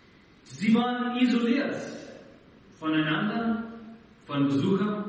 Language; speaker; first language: German; non-native, fluent; English